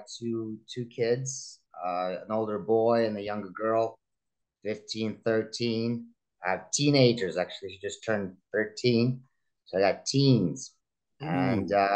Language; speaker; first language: English; early bilingual, other home language; Russian